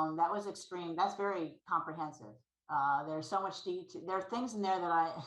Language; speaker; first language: English; native; English